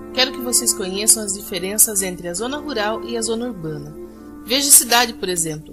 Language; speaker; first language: Portuguese; native; Portuguese